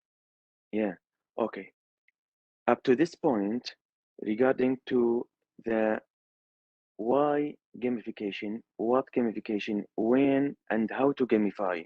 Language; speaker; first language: English; non-native, learner; Arabic